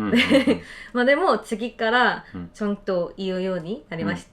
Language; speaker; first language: Japanese; non-native, fluent; Korean